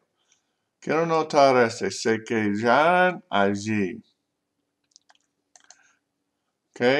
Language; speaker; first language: Spanish; non-native, learner; English